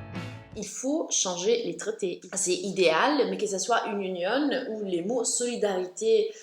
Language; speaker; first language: French; non-native, fluent; German